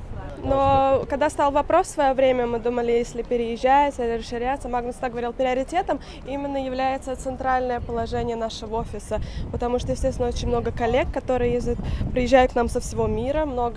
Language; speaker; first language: Russian; native; Russian